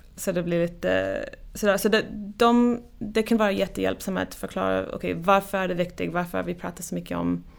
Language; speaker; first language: Swedish; non-native, fluent; English